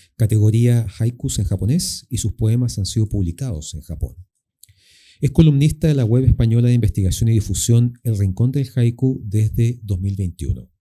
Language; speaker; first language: Spanish; native; Spanish